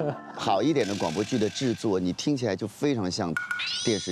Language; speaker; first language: Chinese; native; Chinese